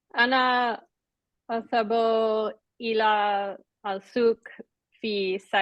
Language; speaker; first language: Arabic; non-native, learner; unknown